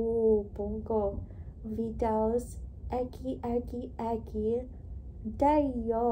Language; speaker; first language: Spanish; non-native, learner; English